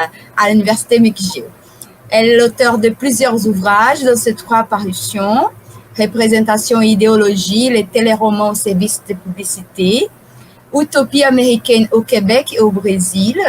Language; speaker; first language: French; non-native, fluent; Portuguese